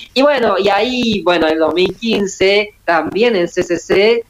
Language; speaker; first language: Spanish; early bilingual, other home language; Chinese